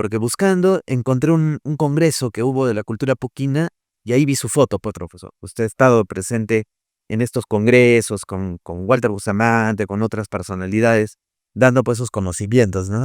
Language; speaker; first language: Spanish; native; Spanish